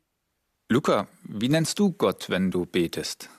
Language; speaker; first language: German; native; German